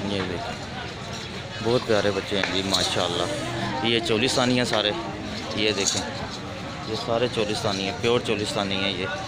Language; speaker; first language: Urdu; non-native, local second language; Punjabi